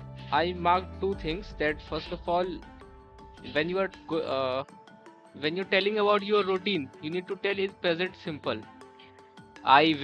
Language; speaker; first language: English; non-native, local second language; Hindi